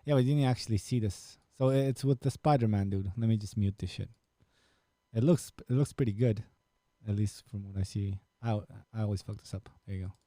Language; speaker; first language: English; non-native, fluent; Romanian